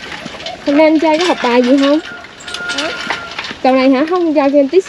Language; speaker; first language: Vietnamese; native; Vietnamese